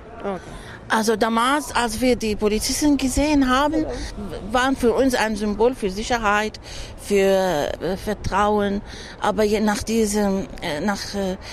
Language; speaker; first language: German; non-native, learner; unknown